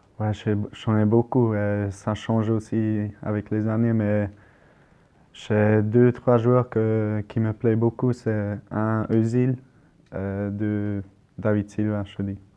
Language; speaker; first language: French; non-native, local second language; German